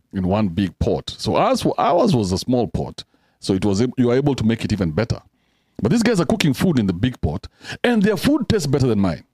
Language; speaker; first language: English; non-native, local second language; Kikuyu